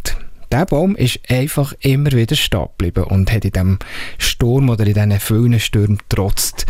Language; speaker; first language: German; native; German